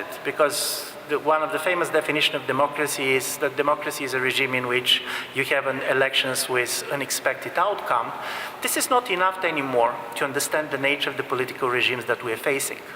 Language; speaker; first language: English; non-native, fluent; Bulgarian